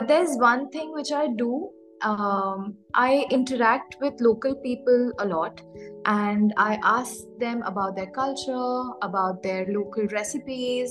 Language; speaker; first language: English; non-native, local second language; Hindi